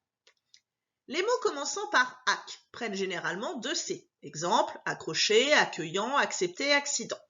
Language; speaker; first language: French; native; French